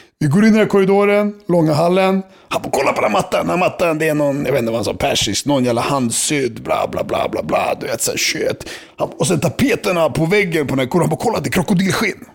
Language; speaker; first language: Swedish; early bilingual, other home language; Serbian